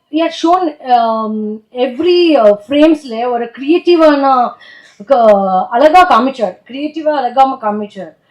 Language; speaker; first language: Tamil; non-native, learner; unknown